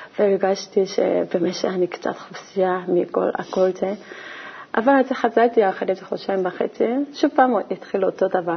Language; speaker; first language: Hebrew; non-native, learner; Korean